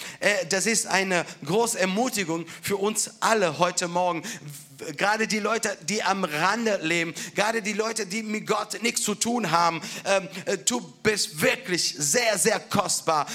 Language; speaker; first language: German; non-native, fluent; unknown